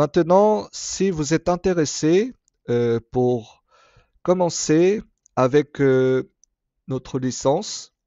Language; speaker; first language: French; non-native, fluent; Korean